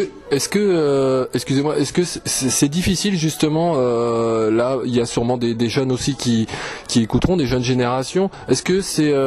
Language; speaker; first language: French; native; French